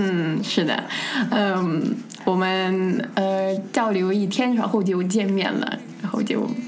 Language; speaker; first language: Chinese; non-native, fluent; Russian